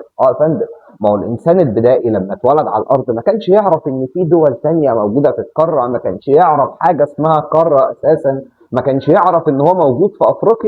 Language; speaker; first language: Arabic; native; Arabic